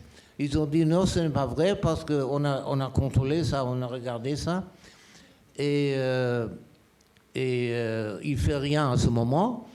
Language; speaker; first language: French; non-native, fluent; German